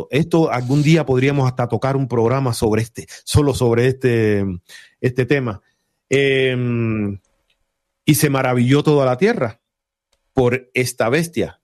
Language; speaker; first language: Spanish; native; Spanish